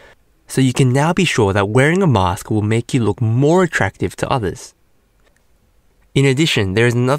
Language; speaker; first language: English; non-native, fluent; Korean